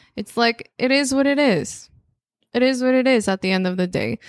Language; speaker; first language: English; non-native, fluent; Spanish